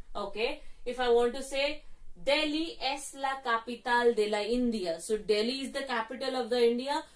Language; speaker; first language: English; non-native, local second language; Hindi